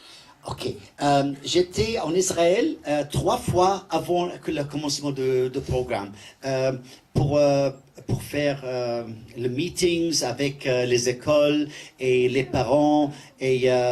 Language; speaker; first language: French; non-native, learner; English